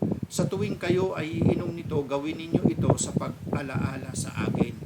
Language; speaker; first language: Filipino; native; Filipino